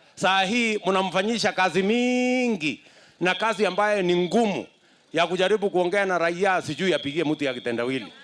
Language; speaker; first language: Swahili; non-native, local second language; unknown